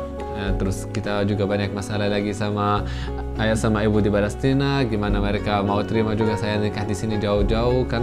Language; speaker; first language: Indonesian; non-native, fluent; Arabic